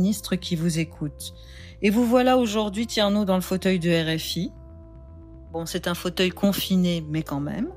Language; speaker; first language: French; native; French